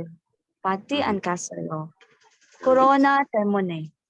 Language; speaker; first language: Korean; non-native, learner; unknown